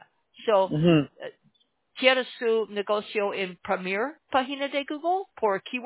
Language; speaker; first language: Spanish; non-native, learner; English